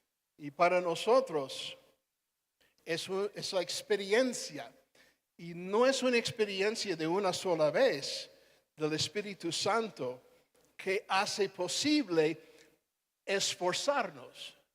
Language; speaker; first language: Spanish; non-native, fluent; English